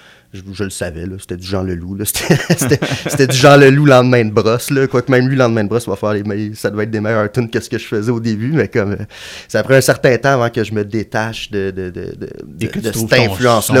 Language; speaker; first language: French; native; French